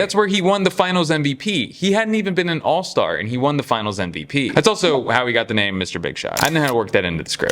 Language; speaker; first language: English; native; English